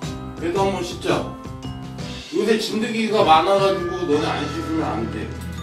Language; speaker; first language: Korean; native; Korean